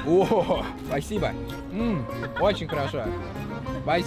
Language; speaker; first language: Russian; non-native, fluent; English